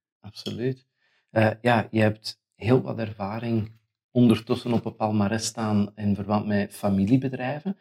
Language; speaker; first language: Dutch; native; Dutch